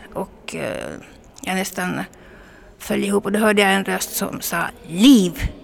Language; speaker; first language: Swedish; native; Swedish